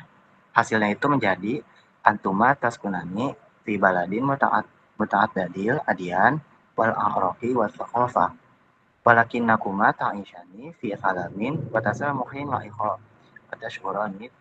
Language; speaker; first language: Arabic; non-native, learner; Indonesian